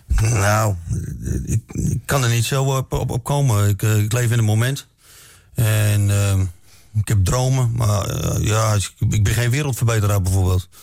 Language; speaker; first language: Dutch; native; Dutch